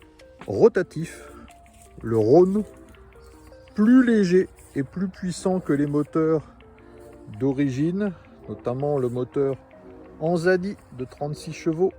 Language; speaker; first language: French; native; French